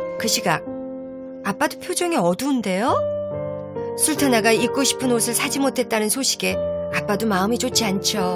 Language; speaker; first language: Korean; native; Korean